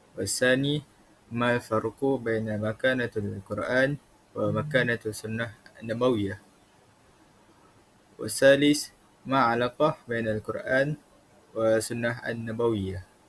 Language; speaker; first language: Arabic; non-native, learner; Malay